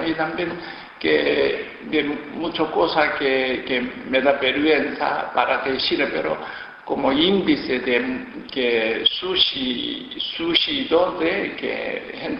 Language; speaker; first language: Spanish; non-native, learner; Korean